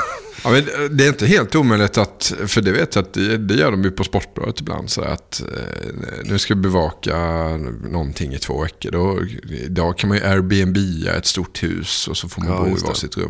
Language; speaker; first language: Swedish; native; Swedish